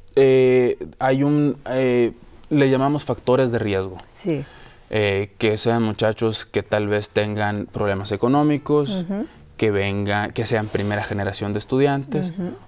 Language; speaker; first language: Spanish; native; Spanish